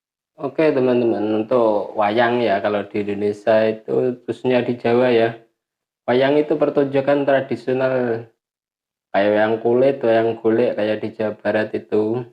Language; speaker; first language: Indonesian; non-native, local second language; Javanese